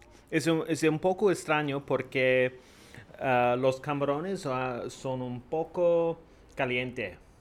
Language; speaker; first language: Spanish; non-native, learner; English